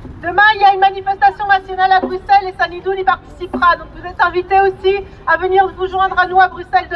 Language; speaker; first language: French; native; French